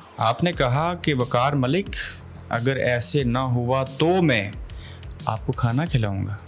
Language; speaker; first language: Urdu; native; Urdu